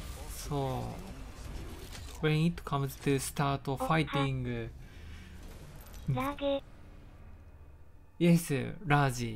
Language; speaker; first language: English; non-native, learner; Japanese